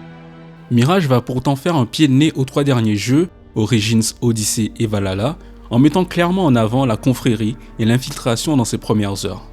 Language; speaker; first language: French; native; French